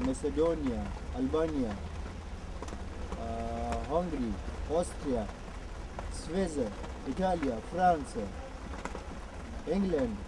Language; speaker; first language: English; non-native, learner; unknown